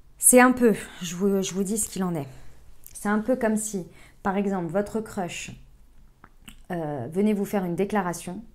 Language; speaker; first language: French; native; French